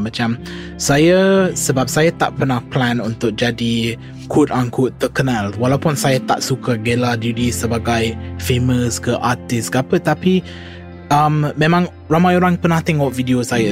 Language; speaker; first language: Malay; non-native, fluent; English